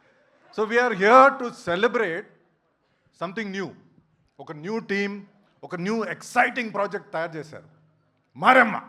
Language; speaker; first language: Telugu; native; Telugu